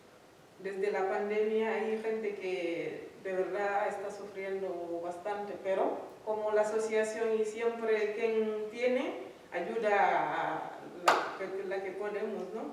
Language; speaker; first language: Spanish; non-native, learner; Fula